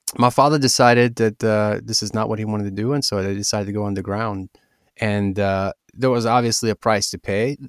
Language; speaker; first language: English; early bilingual, other home language; Ukrainian